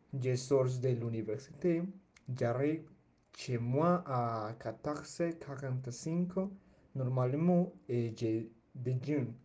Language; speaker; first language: French; non-native, learner; Spanish